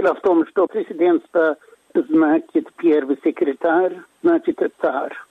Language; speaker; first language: Russian; non-native, fluent; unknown